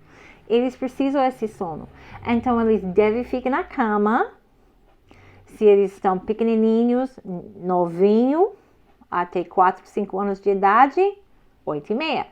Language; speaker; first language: Portuguese; non-native, fluent; English